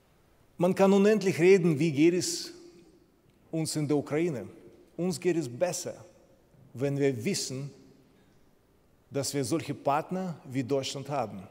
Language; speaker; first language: German; non-native, fluent; Ukrainian